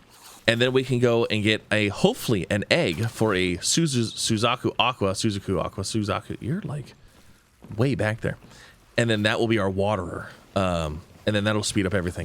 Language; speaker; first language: English; native; English